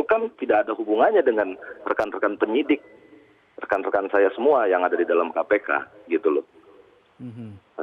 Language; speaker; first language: Indonesian; native; Indonesian